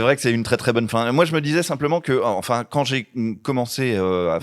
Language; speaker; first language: French; native; French